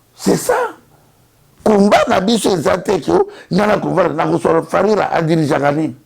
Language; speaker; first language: Lingala; native; Lingala